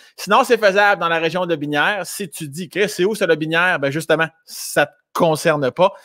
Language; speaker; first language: French; native; French